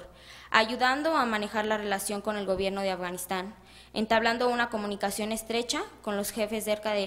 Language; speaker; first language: Spanish; native; Spanish